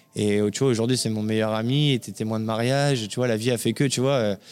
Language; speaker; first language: French; native; French